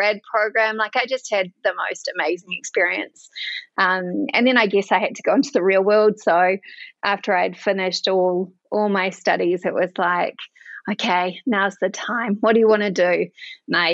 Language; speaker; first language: English; native; English